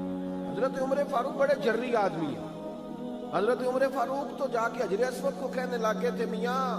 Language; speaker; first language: Urdu; native; Urdu